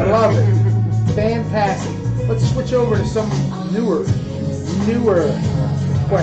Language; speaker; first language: English; native; English